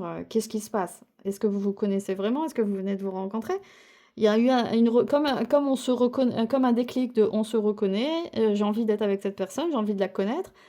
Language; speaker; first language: French; native; French